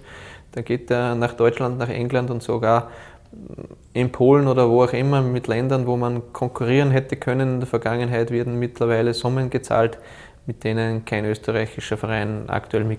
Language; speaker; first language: German; native; German